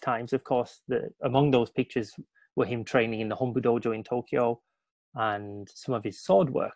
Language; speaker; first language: English; native; English